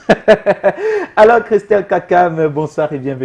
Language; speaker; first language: French; native; French